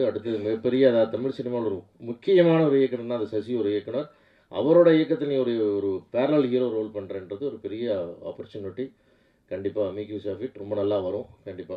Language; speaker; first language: Tamil; native; Tamil